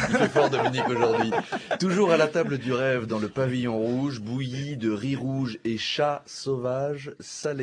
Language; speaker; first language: French; native; French